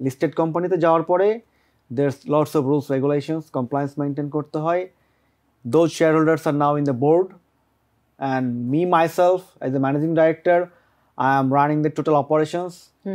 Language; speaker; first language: English; non-native, local second language; Bangla